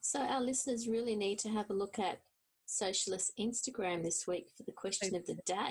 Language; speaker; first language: English; native; English